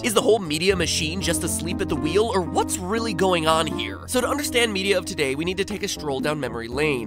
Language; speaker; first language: English; native; English